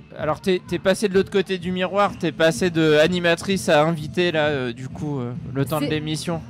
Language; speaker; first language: French; native; French